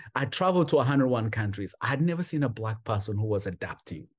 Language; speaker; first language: English; non-native, local second language; Kinyarwanda